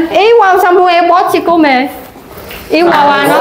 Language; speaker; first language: Portuguese; non-native, learner; Vietnamese